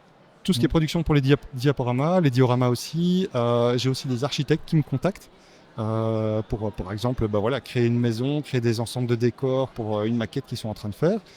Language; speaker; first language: French; native; French